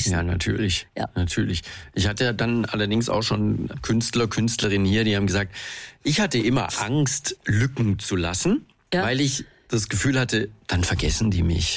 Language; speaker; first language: German; native; German